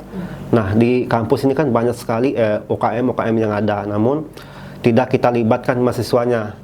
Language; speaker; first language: Indonesian; native; Indonesian